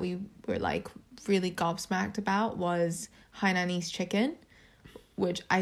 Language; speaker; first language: English; non-native, local second language; Cantonese